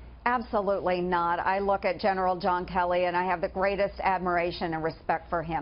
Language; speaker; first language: English; native; English